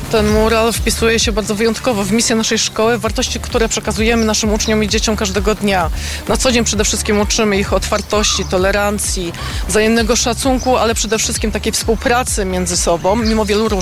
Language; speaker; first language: Polish; native; Polish